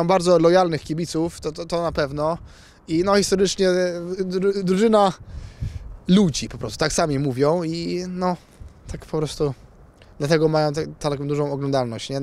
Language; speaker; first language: Polish; native; Polish